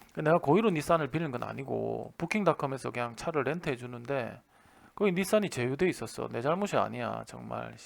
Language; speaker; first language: Korean; native; Korean